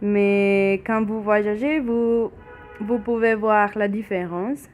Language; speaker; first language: French; non-native, learner; Spanish